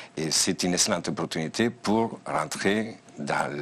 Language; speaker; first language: French; non-native, fluent; Spanish